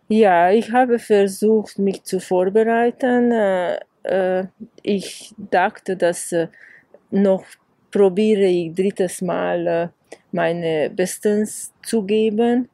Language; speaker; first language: German; non-native, fluent; Hungarian